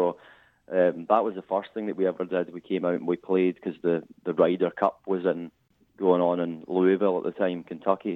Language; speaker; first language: English; native; English